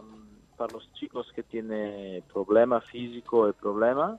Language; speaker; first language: Spanish; non-native, learner; Italian